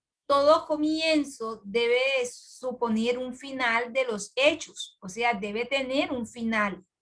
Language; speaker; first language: Spanish; native; Spanish